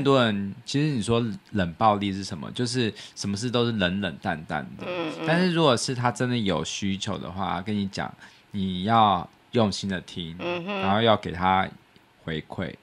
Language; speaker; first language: Chinese; native; Chinese